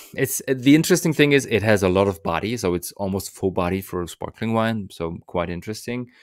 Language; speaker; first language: English; non-native, fluent; German